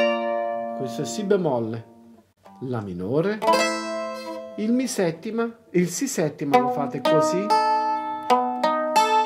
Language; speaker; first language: Italian; native; Italian